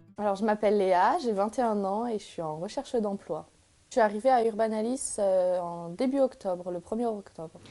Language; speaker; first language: French; native; French